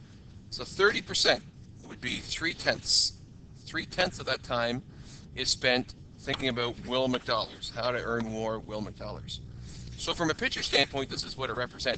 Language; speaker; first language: English; native; English